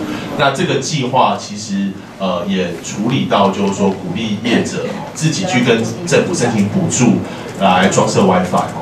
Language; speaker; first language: Chinese; native; Chinese